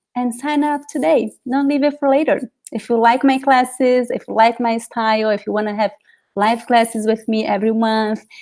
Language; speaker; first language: English; non-native, fluent; Portuguese